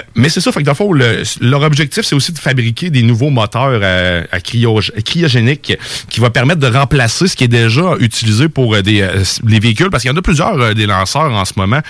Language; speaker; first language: French; native; French